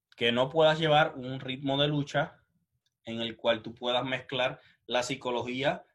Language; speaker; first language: Spanish; native; Spanish